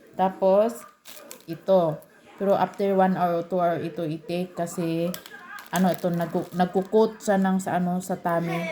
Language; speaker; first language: Filipino; non-native, local second language; Cebuano